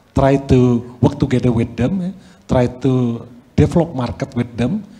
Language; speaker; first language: English; non-native, fluent; Indonesian